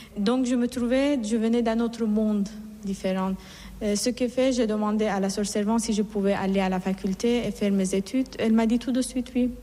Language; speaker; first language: French; non-native, fluent; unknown